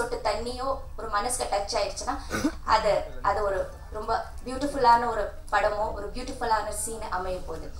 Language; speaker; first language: Tamil; non-native, local second language; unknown